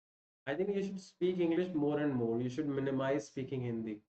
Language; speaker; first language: English; non-native, local second language; Hindi